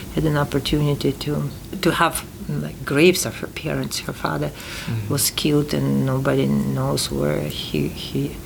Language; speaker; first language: English; non-native, fluent; Uzbek